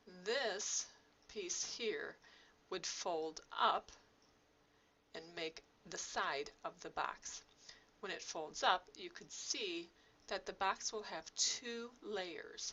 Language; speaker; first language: English; native; English